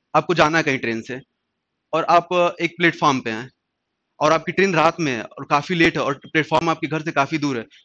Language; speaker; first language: Hindi; native; Hindi